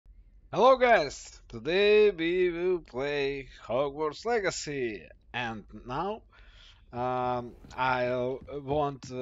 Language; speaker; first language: English; non-native, learner; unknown